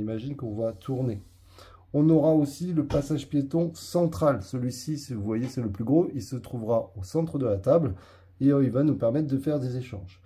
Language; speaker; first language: French; native; French